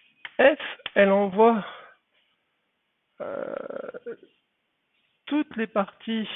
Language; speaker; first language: French; native; French